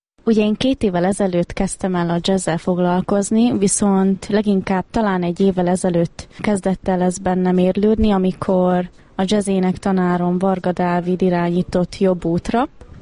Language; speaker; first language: Hungarian; native; Hungarian